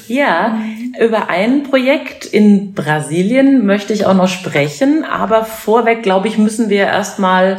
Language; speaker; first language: German; native; German